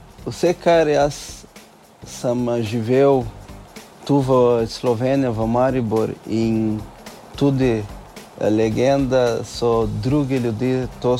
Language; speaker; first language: Slovenian; non-native, learner; Portuguese